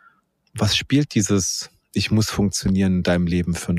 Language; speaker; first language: German; native; German